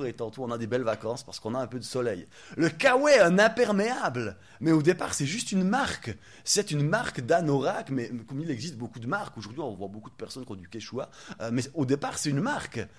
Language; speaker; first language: French; native; French